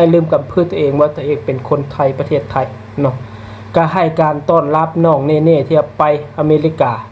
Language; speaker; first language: Thai; non-native, local second language; Lao